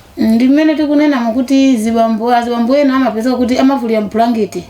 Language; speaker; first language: Nyanja; native; Nyanja